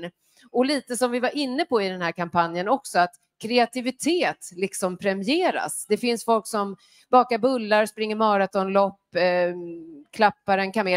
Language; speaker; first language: Swedish; native; Swedish